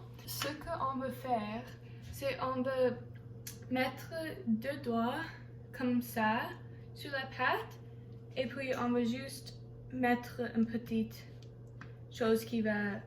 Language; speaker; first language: French; non-native, learner; English